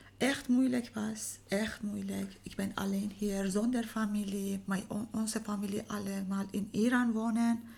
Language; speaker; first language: Dutch; non-native, learner; Persian